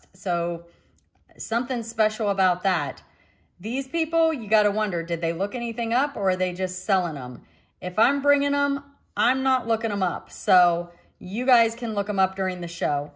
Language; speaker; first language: English; native; English